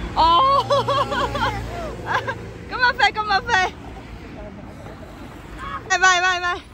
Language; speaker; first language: Italian; non-native, learner; Vietnamese